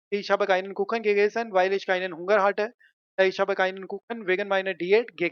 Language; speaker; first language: German; non-native, fluent; Hindi